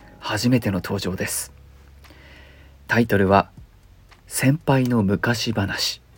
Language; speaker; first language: Japanese; native; Japanese